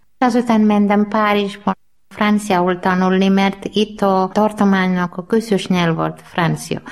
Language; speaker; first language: Hungarian; non-native, learner; Malayalam